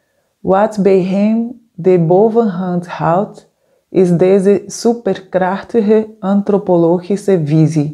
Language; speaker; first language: Dutch; non-native, fluent; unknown